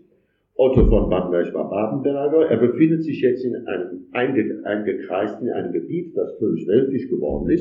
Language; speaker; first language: German; native; German